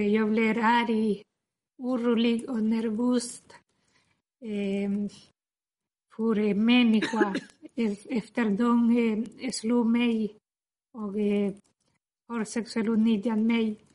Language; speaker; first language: Swedish; non-native, learner; Spanish